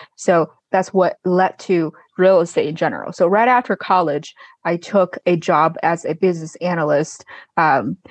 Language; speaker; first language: English; non-native, fluent; Chinese